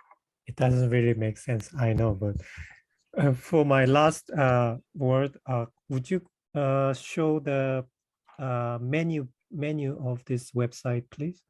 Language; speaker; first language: English; non-native, fluent; Korean